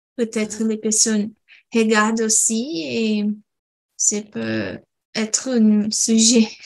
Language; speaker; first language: French; non-native, learner; Portuguese